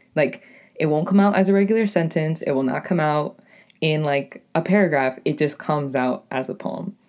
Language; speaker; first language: English; native; English